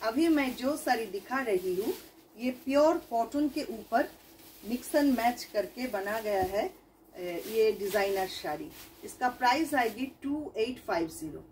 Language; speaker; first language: Hindi; non-native, local second language; Bangla